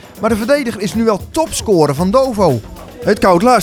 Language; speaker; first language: Dutch; native; Dutch